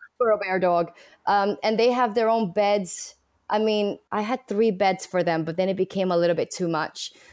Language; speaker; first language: English; early bilingual, other home language; Spanish